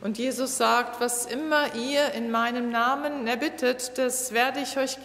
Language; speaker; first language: German; native; German